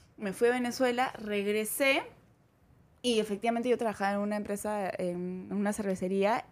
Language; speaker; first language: Spanish; native; Spanish